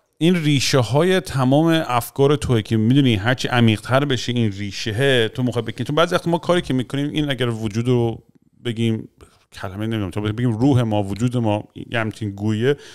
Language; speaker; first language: Persian; early bilingual, heritage; Persian